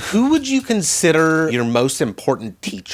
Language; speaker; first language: English; native; English